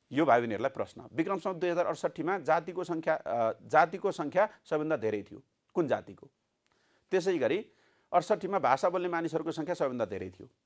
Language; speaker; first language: Nepali; native; Nepali